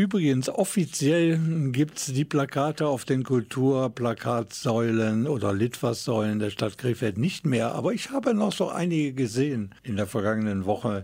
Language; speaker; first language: German; native; German